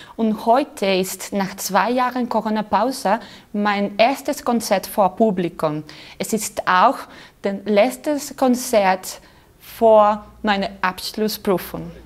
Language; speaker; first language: German; non-native, fluent; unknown